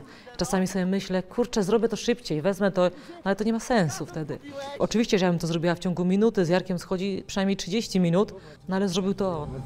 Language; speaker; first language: Polish; native; Polish